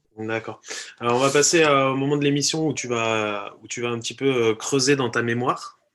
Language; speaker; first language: French; native; French